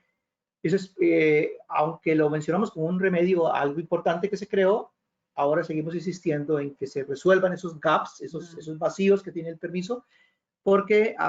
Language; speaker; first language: Spanish; native; Spanish